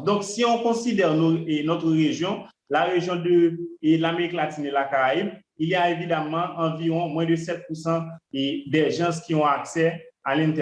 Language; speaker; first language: French; non-native, local second language; Haitian Creole